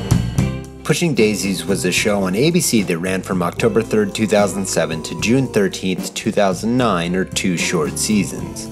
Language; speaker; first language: English; native; English